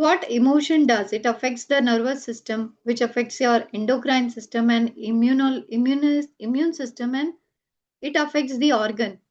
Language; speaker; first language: English; non-native, local second language; Gujarati